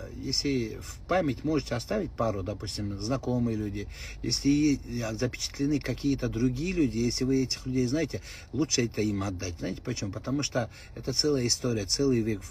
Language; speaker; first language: Russian; non-native, local second language; Kazakh